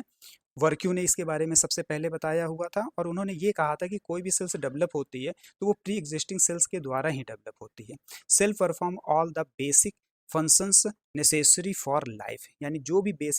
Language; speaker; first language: Hindi; native; Hindi